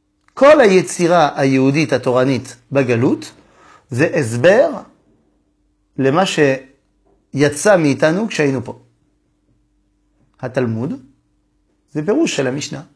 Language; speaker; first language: Hebrew; non-native, fluent; French